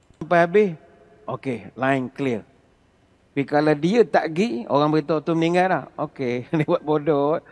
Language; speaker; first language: Malay; native; Malay